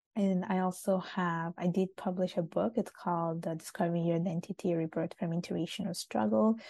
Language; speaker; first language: English; non-native, fluent; Italian